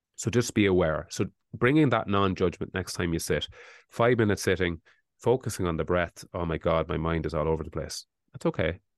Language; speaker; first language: English; native; English